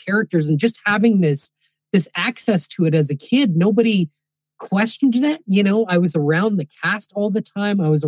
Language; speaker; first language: English; native; English